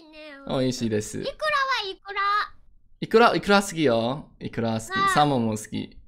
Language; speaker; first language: Japanese; non-native, learner; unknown